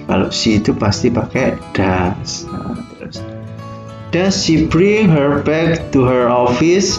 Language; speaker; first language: English; non-native, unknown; Indonesian